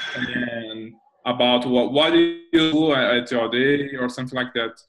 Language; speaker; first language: English; non-native, learner; Portuguese